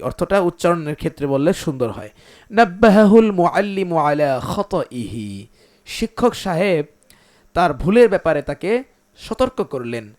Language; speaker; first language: Bangla; native; Bangla